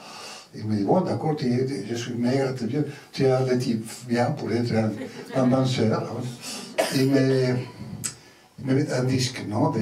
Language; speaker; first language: French; non-native, learner; Spanish